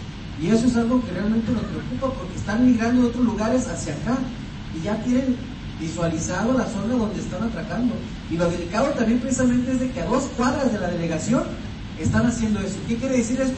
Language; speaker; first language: Spanish; native; Spanish